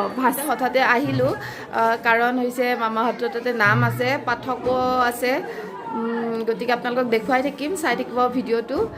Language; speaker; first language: Assamese; native; Assamese